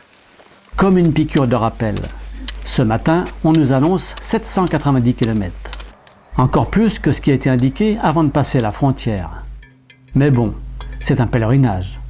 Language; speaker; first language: French; native; French